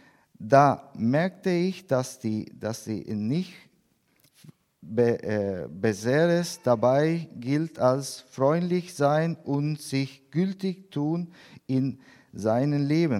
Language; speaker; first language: German; non-native, learner; Spanish